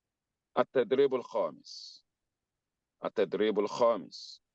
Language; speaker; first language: Arabic; non-native, fluent; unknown